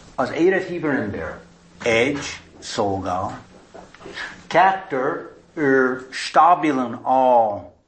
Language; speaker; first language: Hungarian; non-native, fluent; English